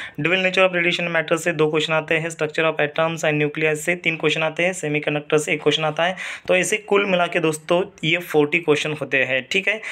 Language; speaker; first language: Hindi; non-native, local second language; Marathi